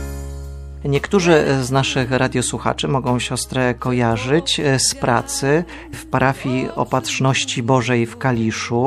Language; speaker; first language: Polish; native; Polish